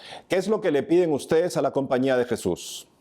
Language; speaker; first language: Spanish; native; Spanish